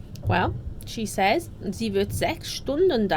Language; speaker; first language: German; non-native, fluent; English